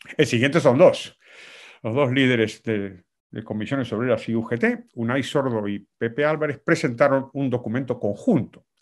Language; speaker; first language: Spanish; native; Spanish